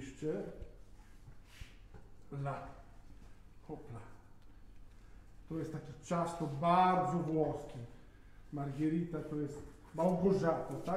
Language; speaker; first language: Polish; non-native, fluent; Italian